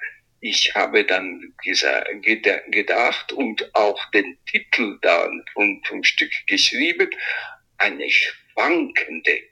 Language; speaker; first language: German; non-native, local second language; Italian